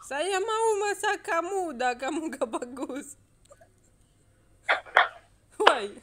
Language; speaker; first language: Indonesian; non-native, learner; Russian